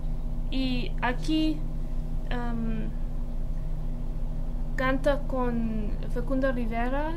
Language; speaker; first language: Spanish; non-native, learner; English